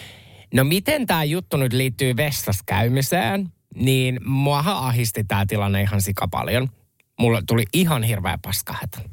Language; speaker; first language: Finnish; native; Finnish